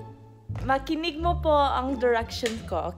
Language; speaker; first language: Filipino; early bilingual, heritage; English